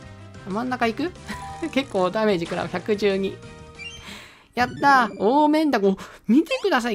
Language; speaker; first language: Japanese; native; Japanese